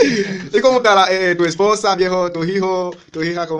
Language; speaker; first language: Spanish; non-native, learner; Haitian Creole